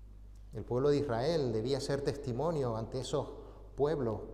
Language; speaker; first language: Spanish; native; Spanish